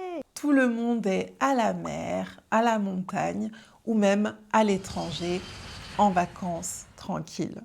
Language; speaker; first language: French; native; French